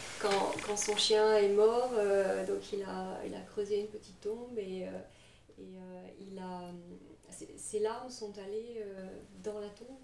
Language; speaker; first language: French; native; French